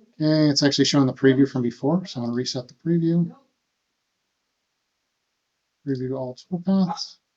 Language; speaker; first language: English; native; English